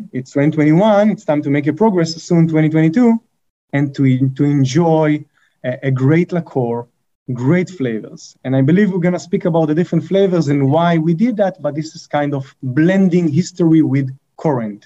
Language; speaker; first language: English; non-native, fluent; Hebrew